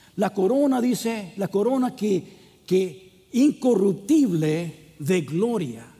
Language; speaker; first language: Spanish; non-native, fluent; English